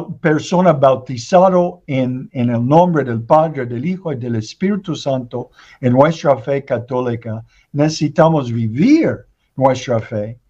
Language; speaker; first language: Spanish; non-native, learner; English